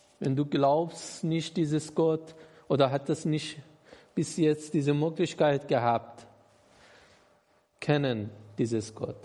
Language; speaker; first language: German; non-native, learner; Persian